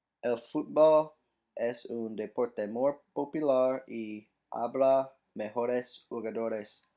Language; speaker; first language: Spanish; non-native, learner; English